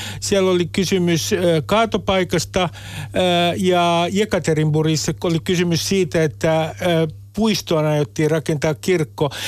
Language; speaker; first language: Finnish; native; Finnish